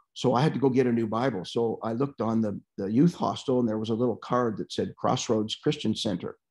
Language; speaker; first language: English; native; English